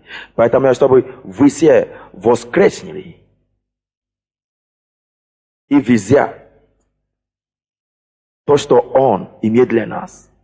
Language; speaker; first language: Russian; non-native, fluent; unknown